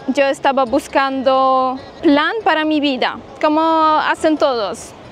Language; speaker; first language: Spanish; non-native, fluent; Polish